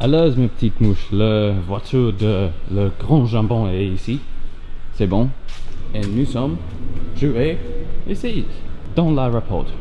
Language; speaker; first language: French; non-native, learner; English